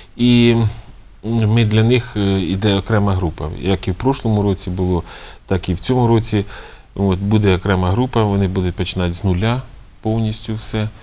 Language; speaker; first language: Ukrainian; native; Ukrainian